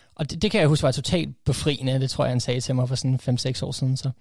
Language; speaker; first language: Danish; early bilingual, other home language; English